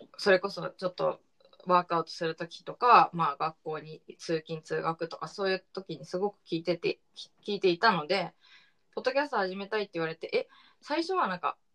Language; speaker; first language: Japanese; early bilingual, heritage; Japanese